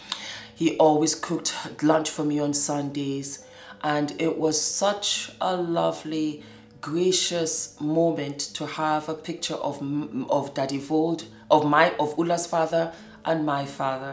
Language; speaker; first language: English; native; English